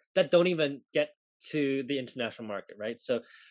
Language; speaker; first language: English; non-native, local second language; Cantonese